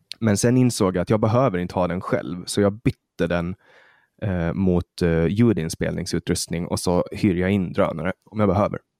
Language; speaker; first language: Swedish; native; Swedish